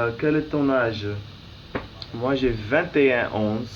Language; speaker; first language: French; non-native, learner; English